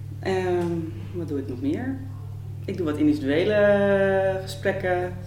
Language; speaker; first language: Dutch; native; Dutch